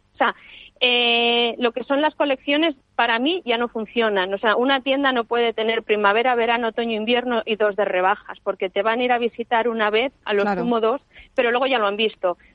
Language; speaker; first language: Spanish; native; Spanish